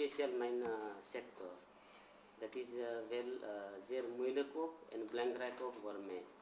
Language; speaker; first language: Dutch; non-native, learner; Nepali